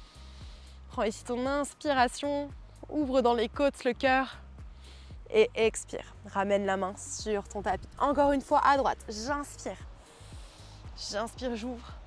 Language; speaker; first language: French; native; French